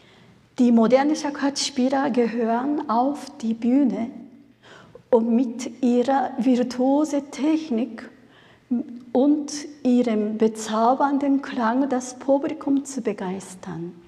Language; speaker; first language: German; non-native, fluent; Japanese